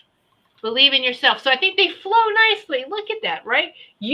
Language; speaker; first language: English; native; English